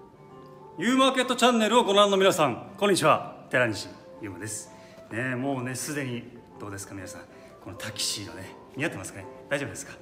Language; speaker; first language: Japanese; native; Japanese